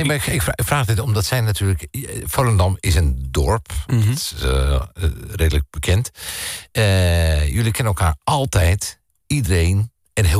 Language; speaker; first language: Dutch; native; Dutch